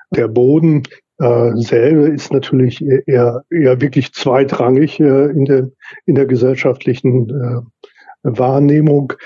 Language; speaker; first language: German; native; German